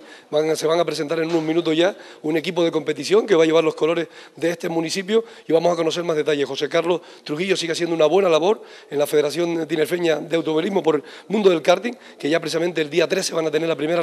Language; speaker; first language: Spanish; native; Spanish